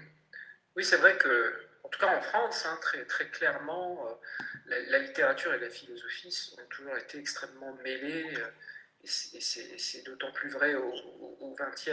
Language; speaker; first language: French; native; French